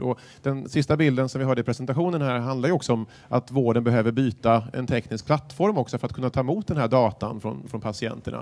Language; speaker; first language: Swedish; native; Swedish